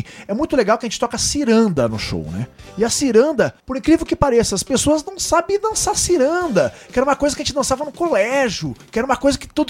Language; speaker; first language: Portuguese; native; Portuguese